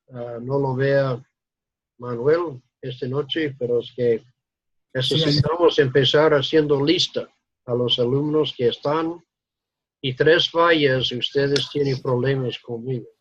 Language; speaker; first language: Spanish; non-native, fluent; English